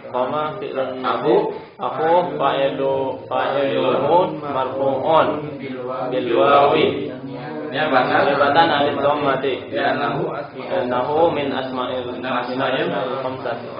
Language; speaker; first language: Arabic; non-native, learner; Indonesian